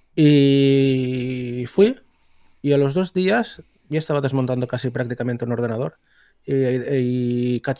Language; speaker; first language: Spanish; native; Spanish